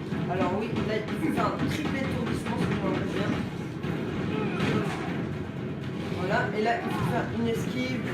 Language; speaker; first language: French; native; French